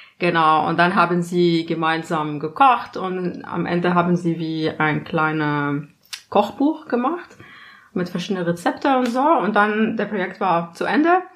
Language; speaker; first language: German; non-native, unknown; Arabic